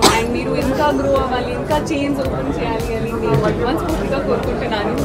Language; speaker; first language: Telugu; non-native, learner; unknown